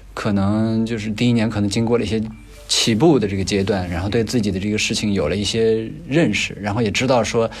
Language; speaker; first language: Chinese; native; Chinese